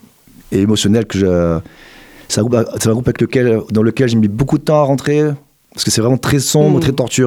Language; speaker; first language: French; native; French